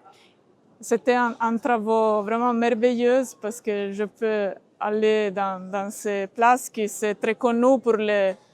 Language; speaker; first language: French; non-native, learner; Italian